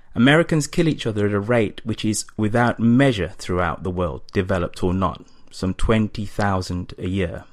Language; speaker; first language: English; native; English